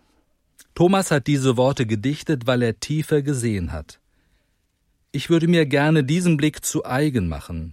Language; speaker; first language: German; native; German